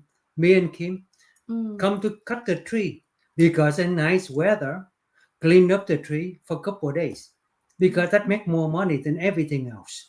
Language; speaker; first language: English; non-native, learner; Vietnamese